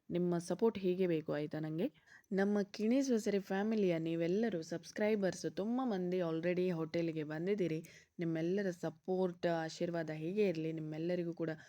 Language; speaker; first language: Kannada; native; Kannada